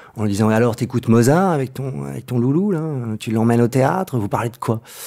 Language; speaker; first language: French; native; French